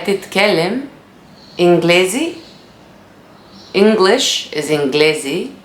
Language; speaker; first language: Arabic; non-native, learner; English